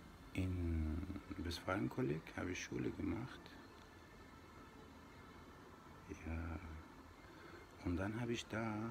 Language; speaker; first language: German; non-native, local second language; Persian